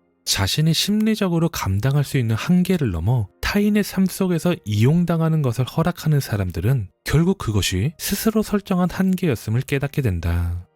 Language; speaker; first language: Korean; native; Korean